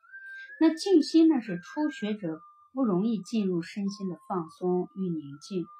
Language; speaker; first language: Chinese; native; Chinese